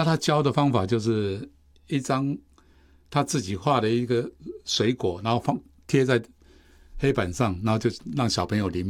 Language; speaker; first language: Chinese; native; Chinese